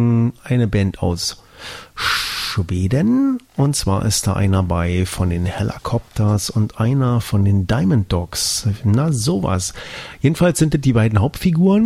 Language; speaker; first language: German; native; German